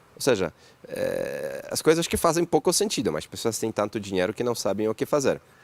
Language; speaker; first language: Portuguese; non-native, fluent; Polish